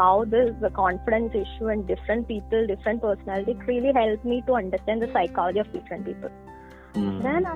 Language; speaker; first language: English; non-native, local second language; Malayalam